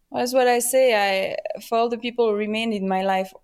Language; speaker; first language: English; non-native, fluent; French